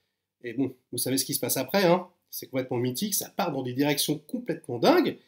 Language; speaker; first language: French; native; French